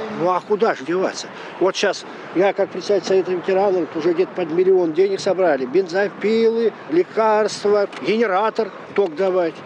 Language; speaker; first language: Russian; native; Russian